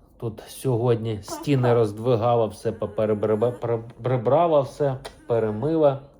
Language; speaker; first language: Ukrainian; native; Ukrainian